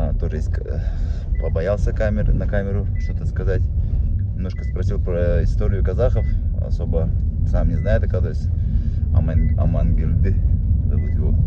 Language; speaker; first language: Russian; non-native, local second language; Yakut